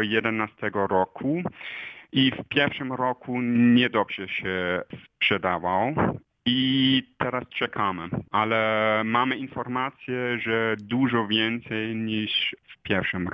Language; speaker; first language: Polish; non-native, fluent; German